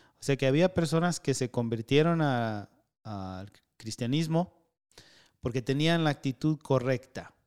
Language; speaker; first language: Spanish; early bilingual, heritage; Spanish